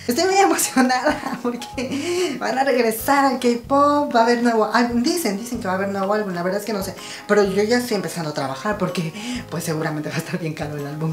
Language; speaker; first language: Spanish; native; Spanish